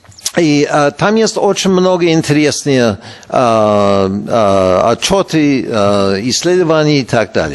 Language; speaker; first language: Russian; non-native, fluent; English